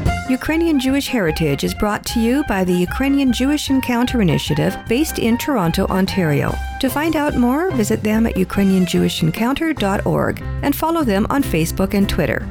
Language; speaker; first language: English; early bilingual, other home language; Ukrainian